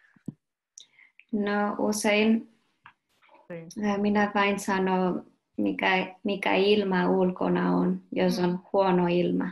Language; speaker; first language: Finnish; non-native, learner; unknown